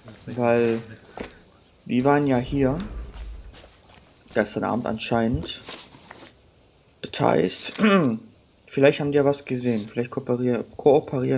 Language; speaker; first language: German; native; German